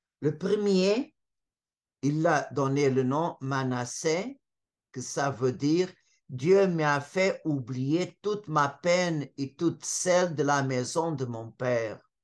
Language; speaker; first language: French; non-native, fluent; Portuguese